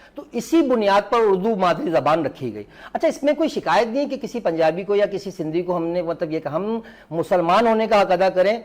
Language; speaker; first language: Urdu; native; Urdu